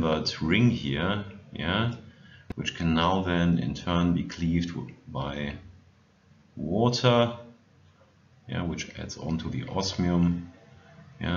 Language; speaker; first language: English; non-native, fluent; German